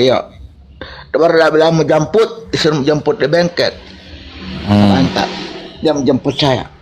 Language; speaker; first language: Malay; non-native, local second language; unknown